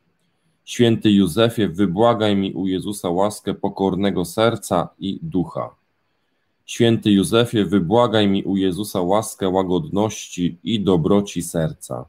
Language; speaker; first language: Polish; native; Polish